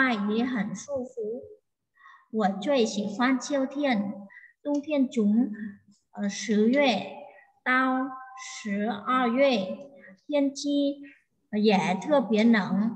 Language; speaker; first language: Chinese; non-native, learner; Vietnamese